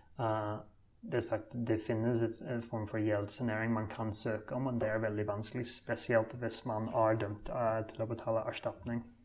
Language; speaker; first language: Norwegian; non-native, fluent; English